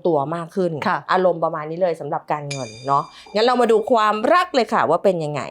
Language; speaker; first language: Thai; native; Thai